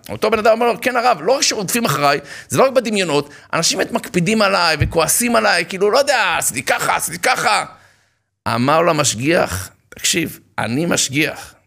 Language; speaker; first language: Hebrew; native; Hebrew